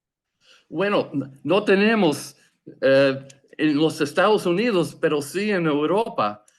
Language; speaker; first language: Spanish; non-native, fluent; English